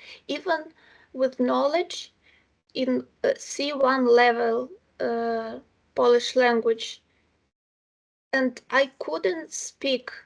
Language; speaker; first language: English; non-native, fluent; Ukrainian